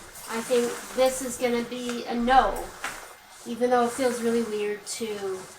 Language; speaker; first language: English; native; English